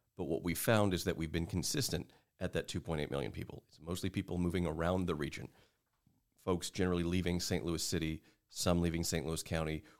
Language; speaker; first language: English; native; English